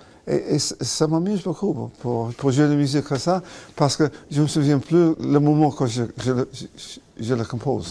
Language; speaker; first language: French; non-native, learner; English